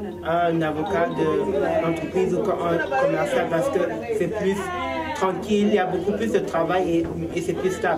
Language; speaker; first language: French; early bilingual, other home language; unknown